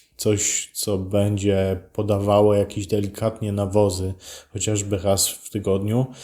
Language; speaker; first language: Polish; native; Polish